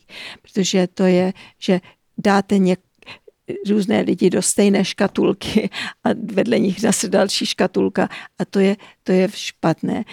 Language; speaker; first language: Czech; early bilingual, heritage; Czech